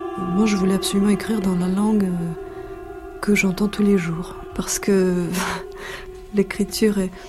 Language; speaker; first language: French; non-native, fluent; Russian